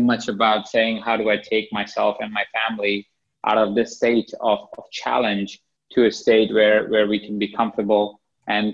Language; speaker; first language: English; non-native, local second language; Hindi